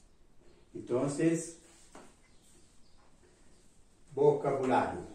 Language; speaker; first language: Spanish; non-native, fluent; Portuguese